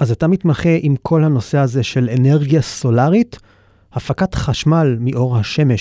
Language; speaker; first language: Hebrew; native; Hebrew